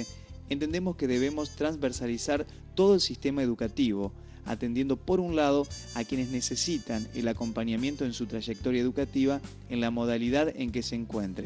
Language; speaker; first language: Spanish; native; Spanish